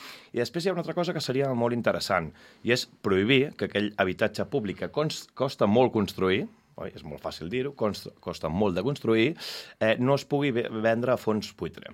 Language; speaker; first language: Catalan; native; Catalan